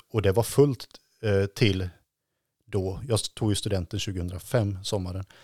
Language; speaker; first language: Swedish; native; Swedish